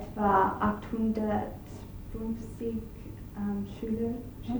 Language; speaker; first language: German; non-native, learner; English